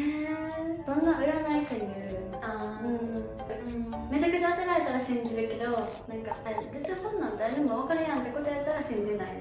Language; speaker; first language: Japanese; native; Japanese